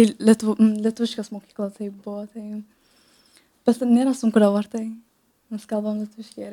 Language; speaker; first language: Lithuanian; non-native, learner; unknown